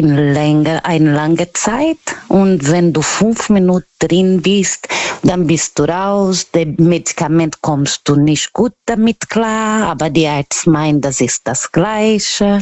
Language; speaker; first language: German; non-native, learner; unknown